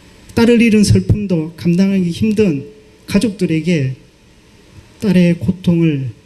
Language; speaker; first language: Korean; native; Korean